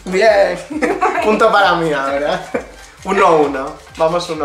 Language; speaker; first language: Spanish; native; Spanish